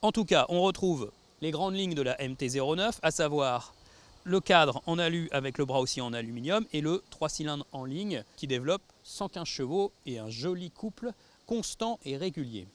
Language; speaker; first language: French; native; French